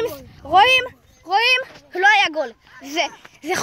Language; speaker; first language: Hebrew; native; Hebrew